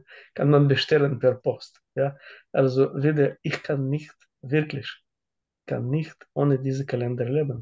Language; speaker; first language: German; non-native, learner; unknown